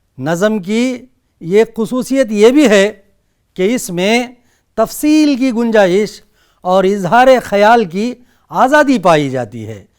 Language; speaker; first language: Urdu; native; Urdu